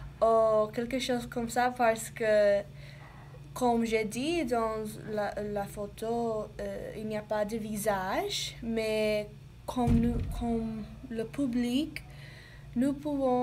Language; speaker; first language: French; non-native, learner; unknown